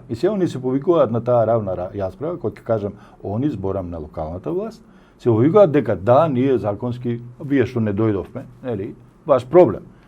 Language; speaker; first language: Macedonian; native; Macedonian